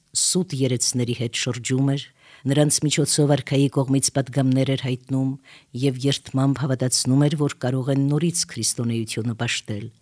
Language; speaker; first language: Armenian; native; Armenian